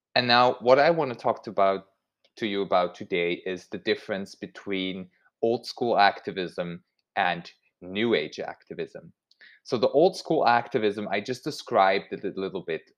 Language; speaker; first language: English; non-native, fluent; Swiss German